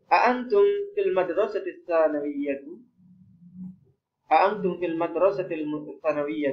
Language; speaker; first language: Arabic; non-native, fluent; Indonesian